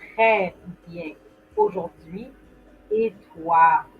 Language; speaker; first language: French; non-native, learner; English